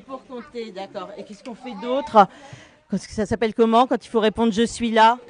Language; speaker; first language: French; native; French